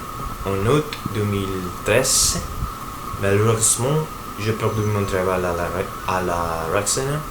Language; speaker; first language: French; non-native, learner; Spanish